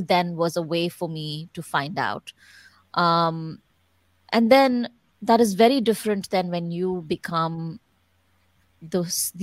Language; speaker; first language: English; non-native, local second language; Tamil